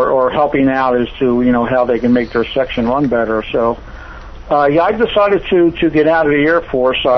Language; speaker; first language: English; native; English